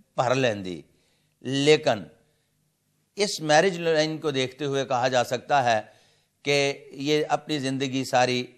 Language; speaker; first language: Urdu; non-native, local second language; Punjabi